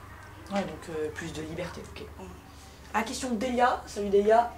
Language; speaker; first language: French; native; French